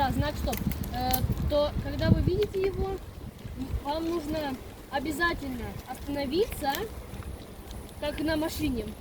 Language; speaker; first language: Russian; early bilingual, other home language; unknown